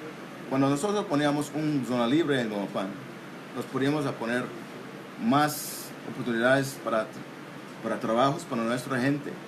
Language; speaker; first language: Spanish; non-native, local second language; English